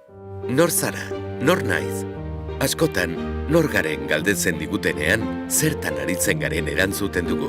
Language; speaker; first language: Basque; native; Basque